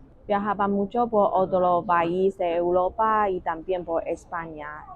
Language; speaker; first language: Spanish; non-native, learner; Chinese